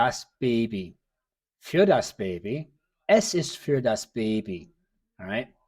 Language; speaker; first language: German; early bilingual, heritage; English